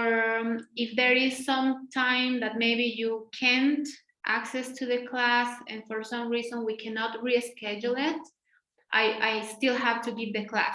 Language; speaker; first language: English; non-native, fluent; Spanish